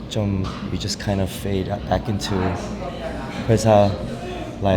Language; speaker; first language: English; early bilingual, other home language; Korean